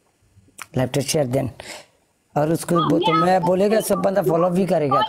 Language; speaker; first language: Hindi; non-native, fluent; Bangla